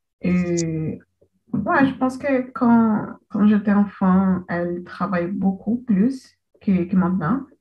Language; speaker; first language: French; non-native, learner; Portuguese